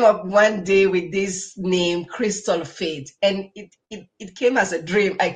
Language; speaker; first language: English; non-native, local second language; French